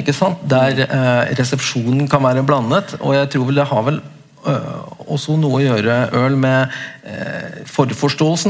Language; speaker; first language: Norwegian; native; Norwegian